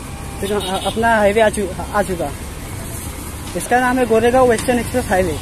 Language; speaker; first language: Hindi; native; Hindi